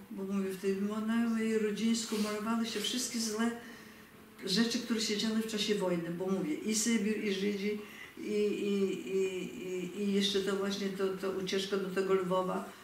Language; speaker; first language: Polish; native; Polish